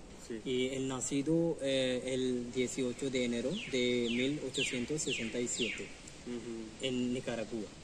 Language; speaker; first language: Spanish; non-native, learner; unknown